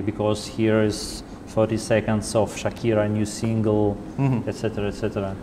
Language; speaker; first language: English; non-native, fluent; Russian